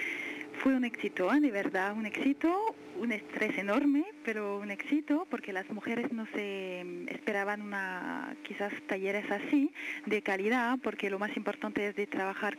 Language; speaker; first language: Spanish; non-native, fluent; French